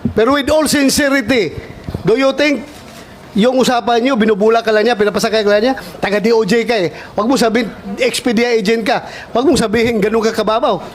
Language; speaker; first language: Filipino; non-native, local second language; Cebuano